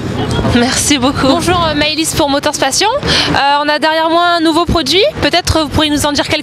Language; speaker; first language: French; native; French